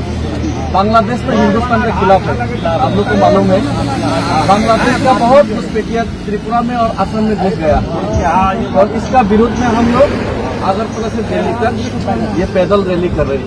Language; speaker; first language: Hindi; non-native, local second language; Kok Borok